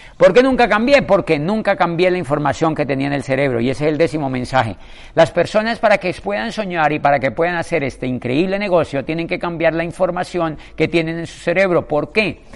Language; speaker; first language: Spanish; native; Spanish